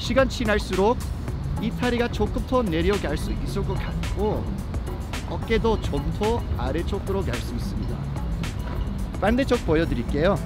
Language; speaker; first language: Korean; non-native, fluent; English